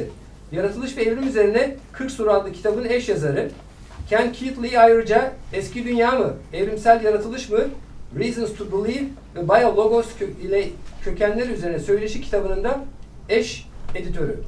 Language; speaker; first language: Turkish; native; Turkish